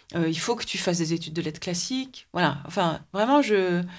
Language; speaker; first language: French; native; French